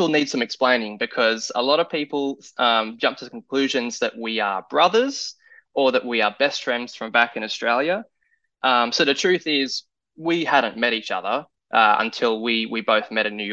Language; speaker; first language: English; native; English